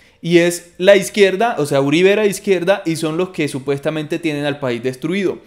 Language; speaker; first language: Spanish; native; Spanish